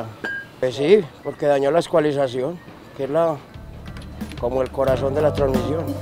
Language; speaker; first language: Spanish; native; Spanish